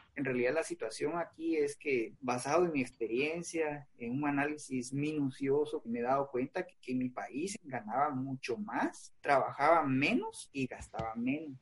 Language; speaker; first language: Spanish; native; Spanish